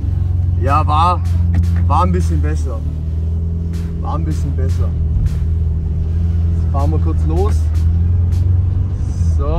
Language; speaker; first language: German; native; German